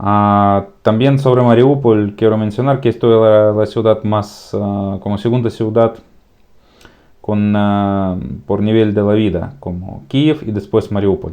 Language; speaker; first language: Spanish; non-native, fluent; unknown